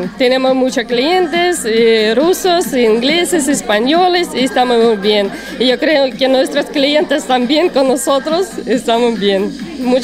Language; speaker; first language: Spanish; non-native, learner; Russian